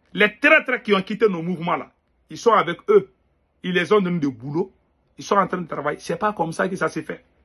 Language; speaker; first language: French; non-native, local second language; Bambara